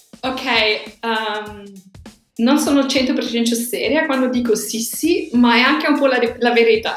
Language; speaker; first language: Italian; non-native, fluent; German